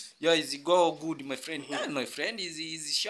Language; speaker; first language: English; non-native, learner; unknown